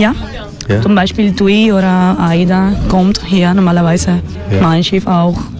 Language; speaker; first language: German; non-native, fluent; Spanish